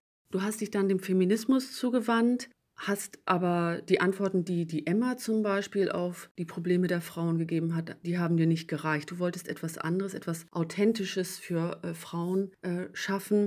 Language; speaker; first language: German; native; German